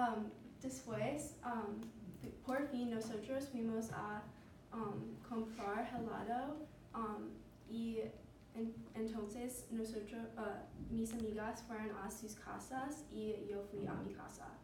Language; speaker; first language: Spanish; non-native, learner; English